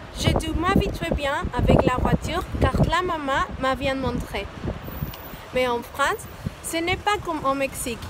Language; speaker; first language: French; non-native, learner; Spanish